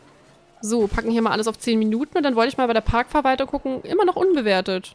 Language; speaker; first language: German; native; German